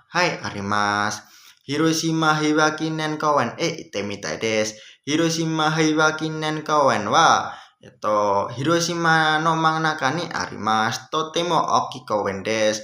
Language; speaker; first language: Japanese; non-native, learner; Indonesian